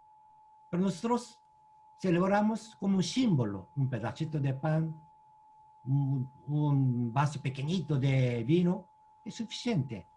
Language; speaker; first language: Spanish; non-native, learner; Korean